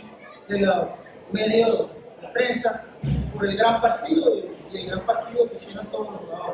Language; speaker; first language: Spanish; native; Spanish